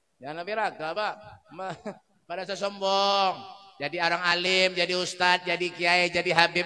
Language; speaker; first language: Indonesian; non-native, local second language; Banjar